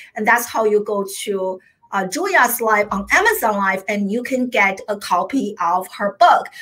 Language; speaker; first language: English; non-native, fluent; Chinese